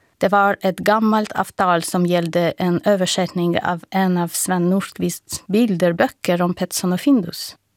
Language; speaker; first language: Swedish; non-native, fluent; Russian